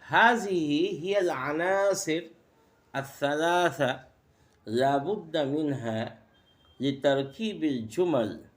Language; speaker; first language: Arabic; non-native, fluent; Bangla